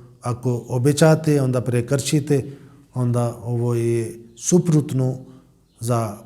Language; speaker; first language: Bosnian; non-native, learner; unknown